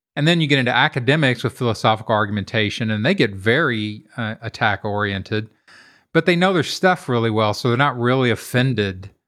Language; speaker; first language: English; native; English